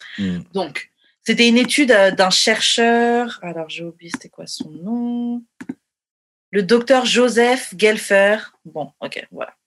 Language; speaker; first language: French; native; French